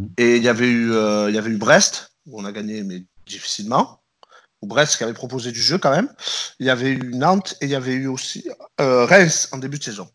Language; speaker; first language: French; native; French